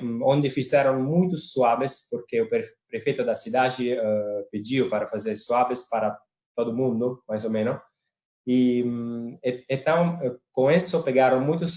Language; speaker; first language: Portuguese; non-native, fluent; Italian